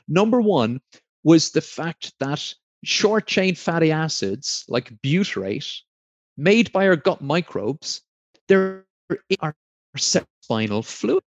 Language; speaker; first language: English; native; English